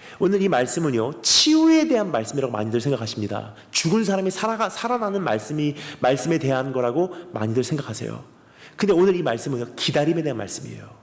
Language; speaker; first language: Korean; early bilingual, heritage; Korean